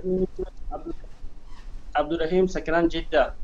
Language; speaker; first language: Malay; non-native, learner; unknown